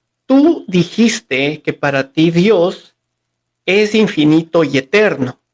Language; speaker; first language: Spanish; native; Spanish